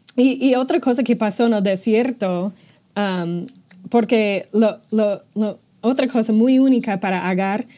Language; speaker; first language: Spanish; non-native, fluent; English